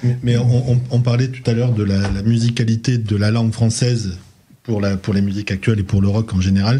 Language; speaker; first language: French; native; French